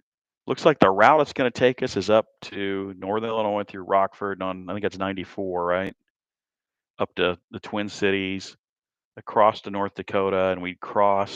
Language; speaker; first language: English; native; English